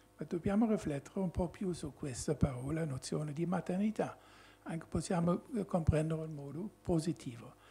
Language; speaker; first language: Italian; non-native, fluent; German